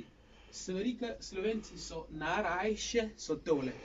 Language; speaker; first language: Slovenian; non-native, learner; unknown